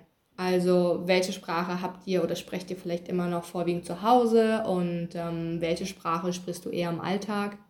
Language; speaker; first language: German; native; German